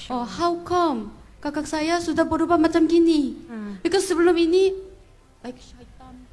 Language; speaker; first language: Indonesian; non-native, fluent; Korean